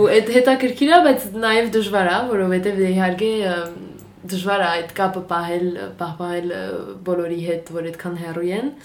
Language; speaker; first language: Armenian; early bilingual, heritage; French